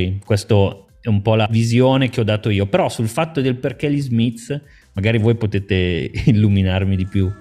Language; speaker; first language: Italian; native; Italian